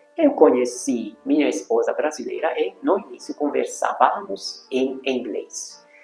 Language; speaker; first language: Portuguese; non-native, fluent; Hungarian